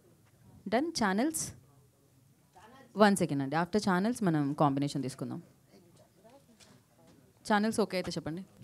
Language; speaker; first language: Telugu; native; Telugu